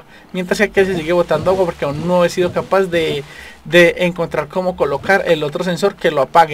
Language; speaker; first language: Spanish; native; Spanish